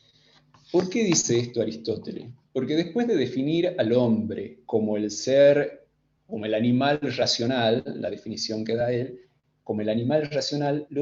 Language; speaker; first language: Spanish; native; Spanish